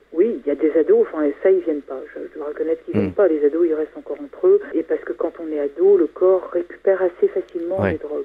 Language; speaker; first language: French; native; French